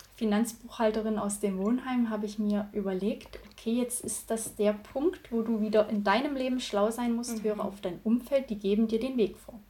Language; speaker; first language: German; native; German